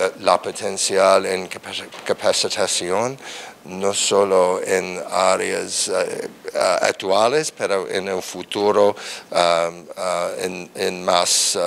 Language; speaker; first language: Spanish; non-native, learner; English